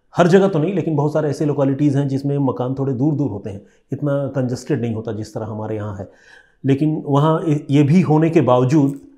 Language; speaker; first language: Hindi; non-native, local second language; Bangla